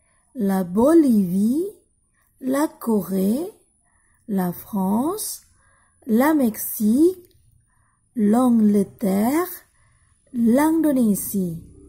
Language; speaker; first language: French; non-native, learner; Indonesian